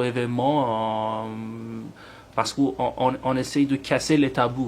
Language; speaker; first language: French; non-native, learner; Persian